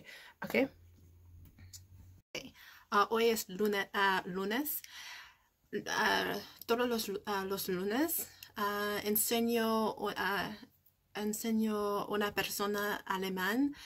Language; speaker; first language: Spanish; non-native, learner; English